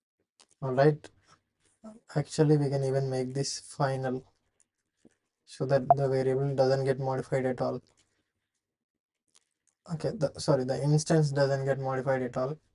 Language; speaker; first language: English; non-native, fluent; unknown